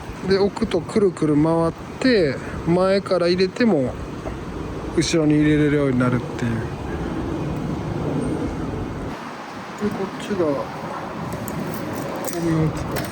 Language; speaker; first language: Japanese; native; Japanese